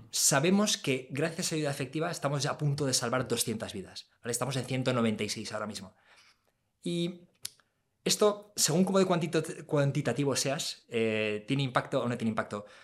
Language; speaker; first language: Spanish; native; Spanish